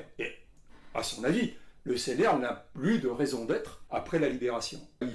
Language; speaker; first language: French; native; French